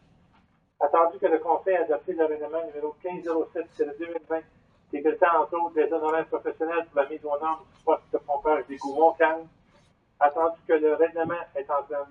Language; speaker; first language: French; native; French